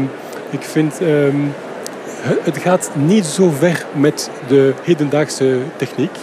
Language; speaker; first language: Dutch; non-native, fluent; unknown